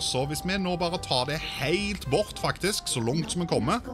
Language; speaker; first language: Norwegian; native; Norwegian